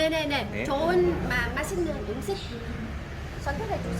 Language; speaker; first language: Korean; non-native, learner; Vietnamese